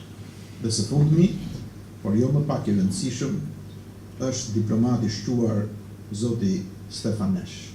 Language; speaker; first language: Albanian; native; Albanian